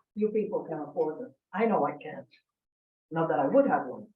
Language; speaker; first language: English; non-native, fluent; Spanish